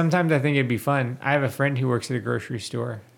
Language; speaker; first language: English; native; English